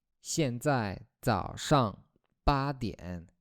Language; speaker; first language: Chinese; non-native, fluent; Polish